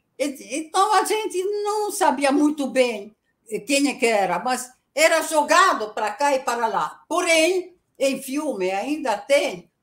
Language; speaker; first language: Portuguese; early bilingual, other home language; Italian